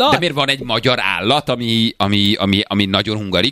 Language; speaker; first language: Hungarian; native; Hungarian